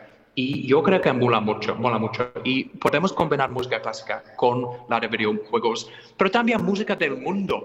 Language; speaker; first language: Spanish; non-native, fluent; English